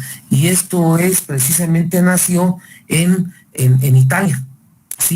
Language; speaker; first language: Spanish; native; Spanish